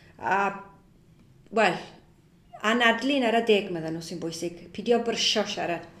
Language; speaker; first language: Welsh; early bilingual, heritage; Welsh